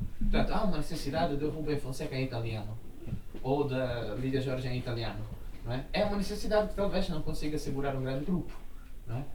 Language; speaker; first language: Portuguese; non-native, fluent; Italian